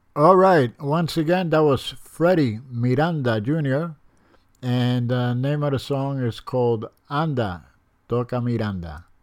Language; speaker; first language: English; early bilingual, other home language; Spanish